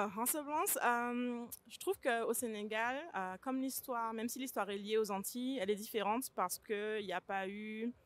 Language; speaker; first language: French; native; French